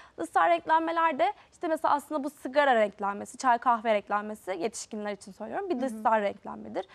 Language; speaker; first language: Turkish; native; Turkish